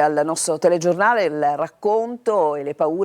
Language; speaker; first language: Italian; native; Italian